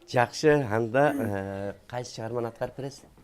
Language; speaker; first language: Kyrgyz; native; Kyrgyz